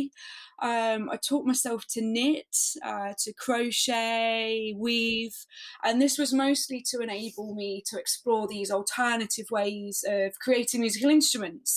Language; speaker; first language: English; native; English